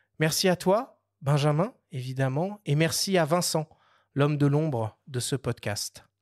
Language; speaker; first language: French; native; French